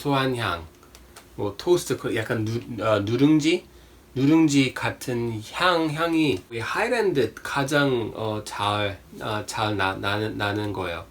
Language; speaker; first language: Korean; non-native, fluent; English